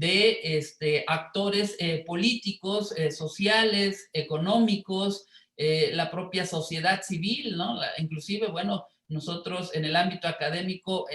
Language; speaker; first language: Spanish; native; Spanish